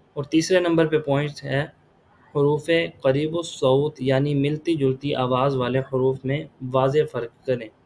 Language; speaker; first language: Urdu; native; Urdu